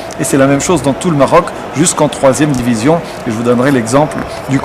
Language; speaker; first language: French; native; French